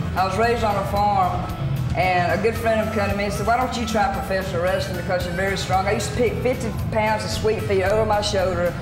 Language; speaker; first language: English; native; English